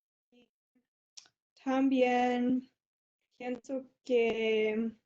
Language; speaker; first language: Spanish; non-native, learner; English